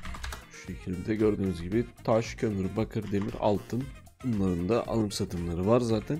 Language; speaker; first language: Turkish; native; Turkish